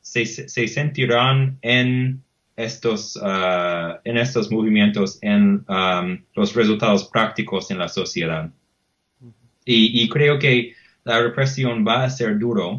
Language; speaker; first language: Spanish; non-native, fluent; English